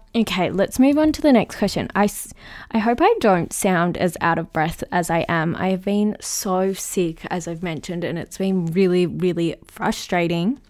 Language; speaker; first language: English; native; English